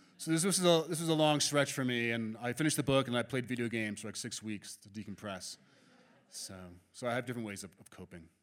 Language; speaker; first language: English; native; English